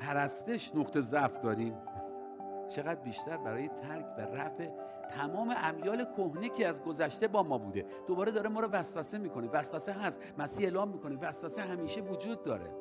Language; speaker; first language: Persian; native; Persian